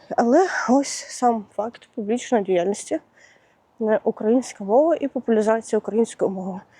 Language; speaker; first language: Ukrainian; non-native, local second language; Russian